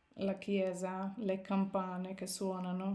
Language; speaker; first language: Italian; non-native, fluent; Ukrainian